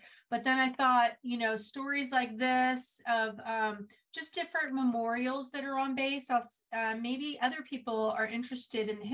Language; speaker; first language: English; native; English